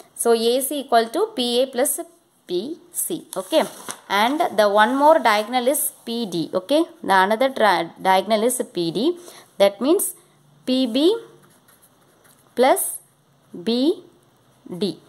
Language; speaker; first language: English; non-native, local second language; Tamil